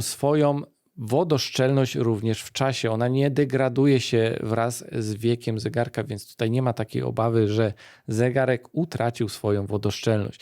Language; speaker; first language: Polish; native; Polish